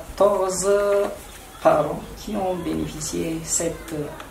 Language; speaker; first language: French; non-native, local second language; Malagasy